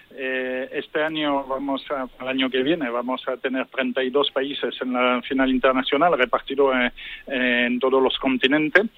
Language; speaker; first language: Spanish; non-native, fluent; French